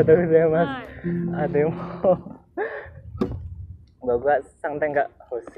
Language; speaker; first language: Japanese; non-native, fluent; Indonesian